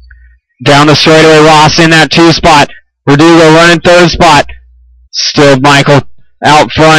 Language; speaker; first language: English; native; English